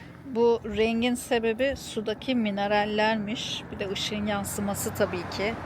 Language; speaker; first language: Turkish; native; Turkish